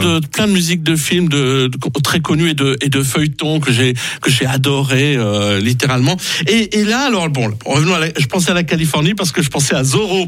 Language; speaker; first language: French; native; French